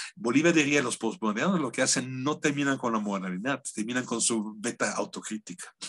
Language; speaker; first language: Spanish; non-native, fluent; German